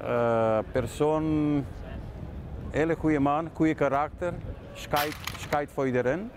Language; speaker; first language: Dutch; non-native, fluent; Serbian